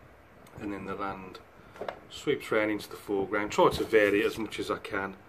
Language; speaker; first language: English; native; English